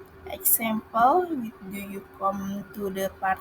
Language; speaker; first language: English; non-native, learner; Indonesian